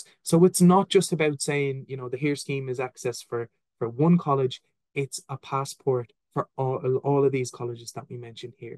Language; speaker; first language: English; native; English